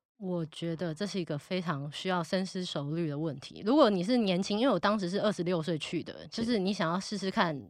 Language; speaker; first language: Chinese; native; Chinese